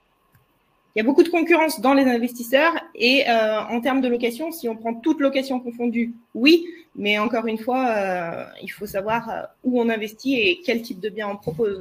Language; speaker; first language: French; native; French